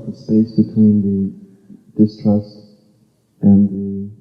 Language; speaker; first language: English; native; English